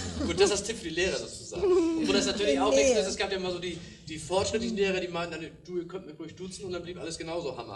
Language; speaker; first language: German; native; German